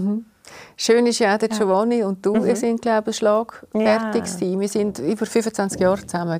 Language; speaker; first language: German; native; German